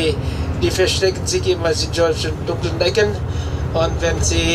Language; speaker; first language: German; non-native, fluent; Vietnamese